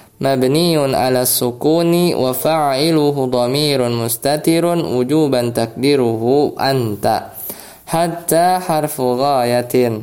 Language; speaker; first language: Arabic; non-native, fluent; Indonesian